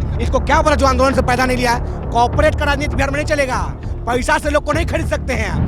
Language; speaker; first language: Hindi; native; Hindi